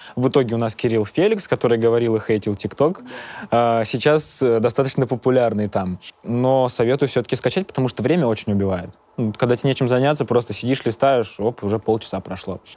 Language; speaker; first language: Russian; native; Russian